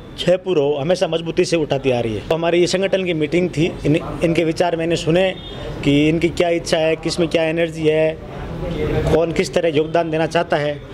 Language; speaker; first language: Hindi; native; Hindi